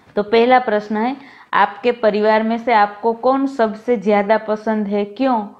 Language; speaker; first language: Hindi; non-native, local second language; Gujarati